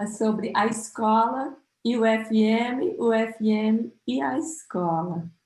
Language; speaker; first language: Portuguese; non-native, fluent; English